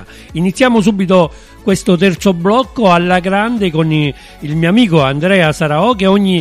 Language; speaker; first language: Italian; native; Italian